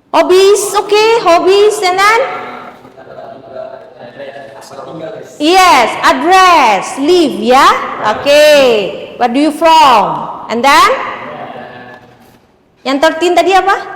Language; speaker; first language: English; non-native, fluent; Indonesian